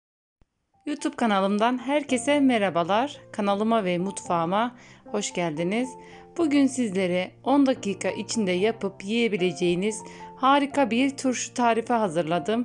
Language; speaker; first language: Turkish; native; Turkish